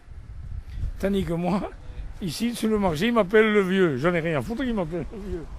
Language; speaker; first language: French; native; French